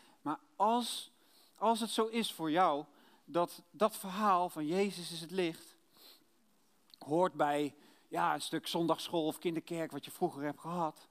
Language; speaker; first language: Dutch; native; Dutch